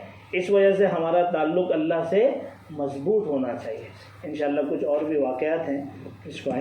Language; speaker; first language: Urdu; native; Urdu